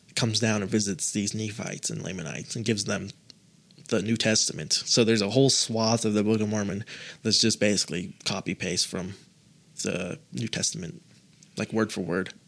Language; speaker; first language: English; native; English